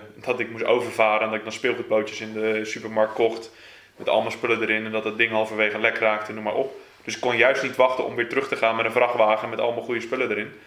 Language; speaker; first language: Dutch; native; Dutch